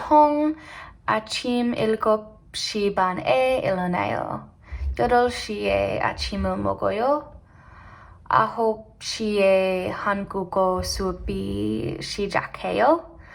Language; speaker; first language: Korean; non-native, learner; English